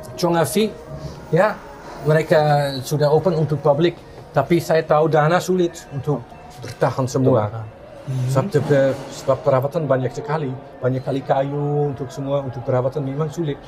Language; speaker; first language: Indonesian; non-native, fluent; Dutch